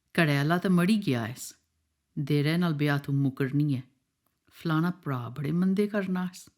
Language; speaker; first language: Urdu; non-native, local second language; Punjabi